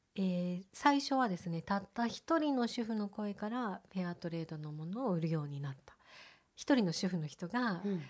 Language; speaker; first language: Japanese; native; Japanese